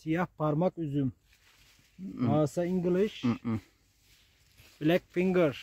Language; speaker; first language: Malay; non-native, learner; Turkish